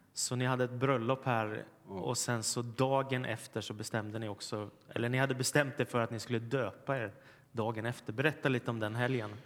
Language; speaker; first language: Swedish; native; Swedish